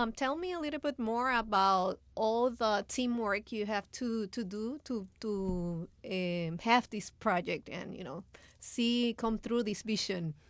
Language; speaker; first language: English; non-native, fluent; Spanish